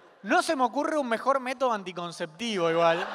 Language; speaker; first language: Spanish; native; Spanish